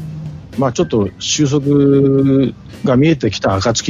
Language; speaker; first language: Japanese; native; Japanese